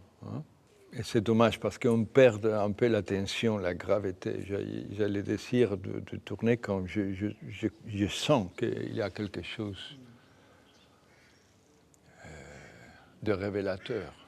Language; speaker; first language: French; non-native, fluent; Spanish